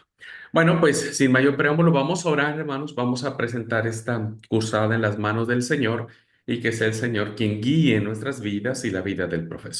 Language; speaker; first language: Spanish; native; Spanish